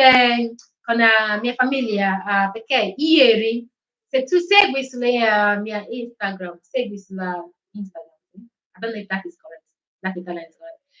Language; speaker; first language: Italian; non-native, learner; Igbo